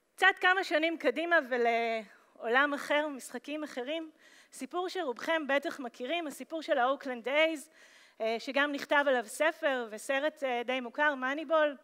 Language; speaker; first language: Hebrew; native; Hebrew